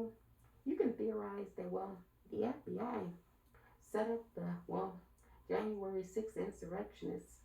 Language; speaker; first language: English; native; English